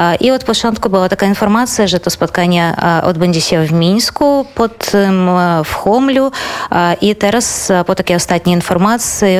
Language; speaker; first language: Polish; non-native, fluent; Belarusian